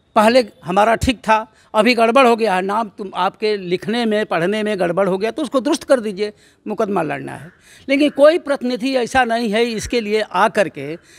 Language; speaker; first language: Hindi; native; Hindi